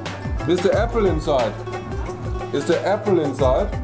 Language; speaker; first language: English; non-native, fluent; German